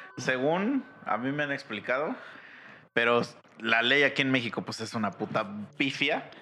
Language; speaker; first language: Spanish; native; Spanish